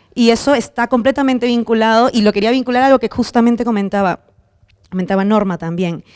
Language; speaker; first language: Spanish; native; Spanish